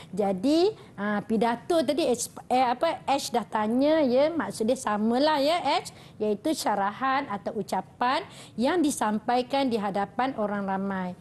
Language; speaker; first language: Malay; native; Malay